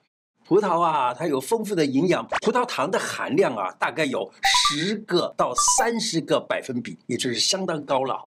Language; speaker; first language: Chinese; native; Chinese